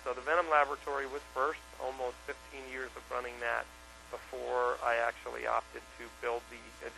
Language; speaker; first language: English; native; English